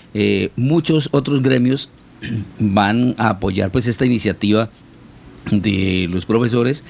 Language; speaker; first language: Spanish; native; Spanish